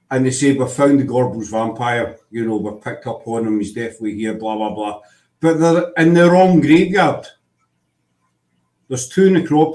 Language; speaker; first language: English; native; English